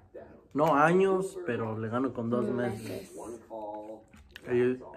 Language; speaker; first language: Spanish; early bilingual, other home language; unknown